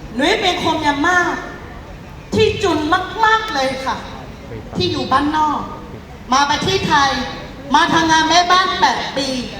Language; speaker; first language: Thai; non-native, fluent; Burmese